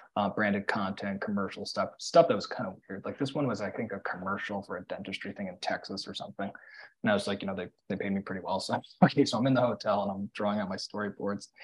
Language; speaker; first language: English; native; English